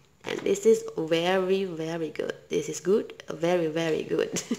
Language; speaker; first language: English; non-native, learner; Indonesian